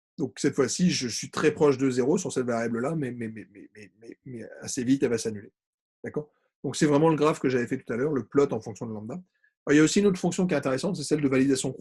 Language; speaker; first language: French; native; French